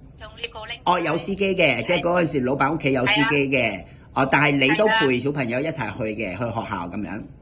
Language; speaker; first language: Cantonese; native; Cantonese